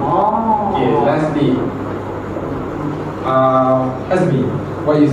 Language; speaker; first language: English; non-native, fluent; Malay